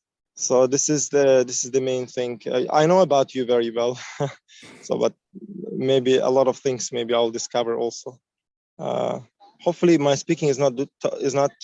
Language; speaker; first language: English; non-native, fluent; Uzbek